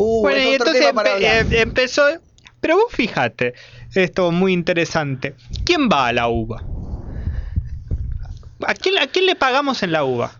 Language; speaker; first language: Spanish; native; Spanish